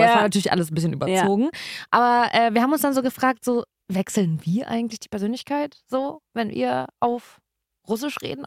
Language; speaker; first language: German; early bilingual, other home language; Russian